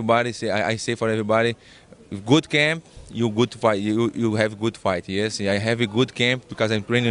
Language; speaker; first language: English; non-native, learner; Portuguese